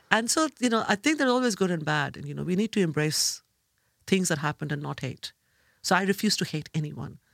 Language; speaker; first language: English; non-native, local second language; Bangla